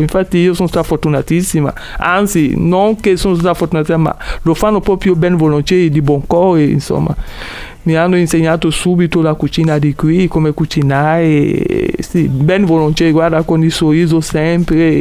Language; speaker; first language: Italian; non-native, fluent; Bambara